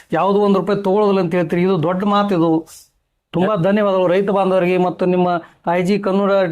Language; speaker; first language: Kannada; native; Kannada